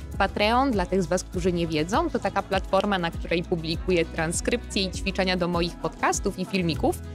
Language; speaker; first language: Polish; native; Polish